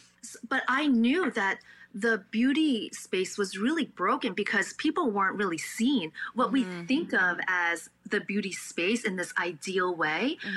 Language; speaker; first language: English; early bilingual, other home language; Cantonese